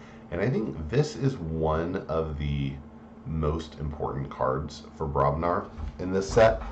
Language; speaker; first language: English; native; English